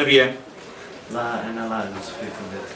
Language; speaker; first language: Arabic; non-native, learner; Bosnian